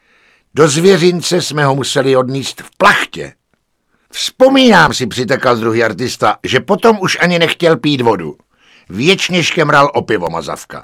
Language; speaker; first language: Czech; native; Czech